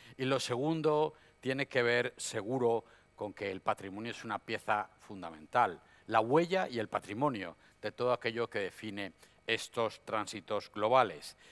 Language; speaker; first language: Spanish; native; Spanish